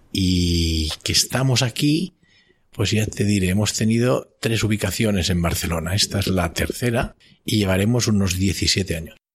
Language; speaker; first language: Spanish; non-native, local second language; Catalan